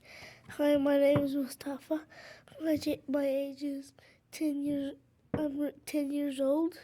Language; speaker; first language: English; early bilingual, other home language; Arabic